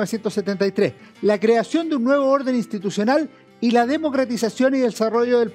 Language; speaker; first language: Spanish; native; Spanish